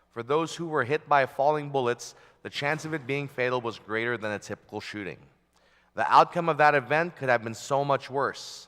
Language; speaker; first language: English; early bilingual, other home language; Filipino